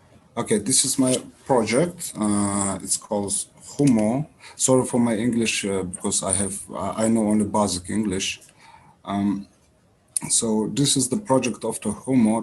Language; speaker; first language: English; non-native, learner; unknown